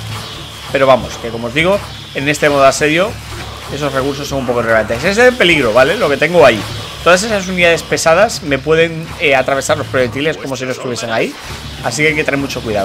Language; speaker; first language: Spanish; native; Spanish